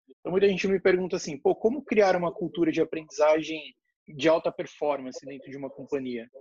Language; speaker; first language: Portuguese; native; Portuguese